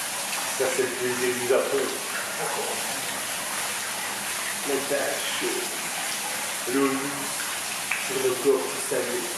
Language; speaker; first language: French; native; French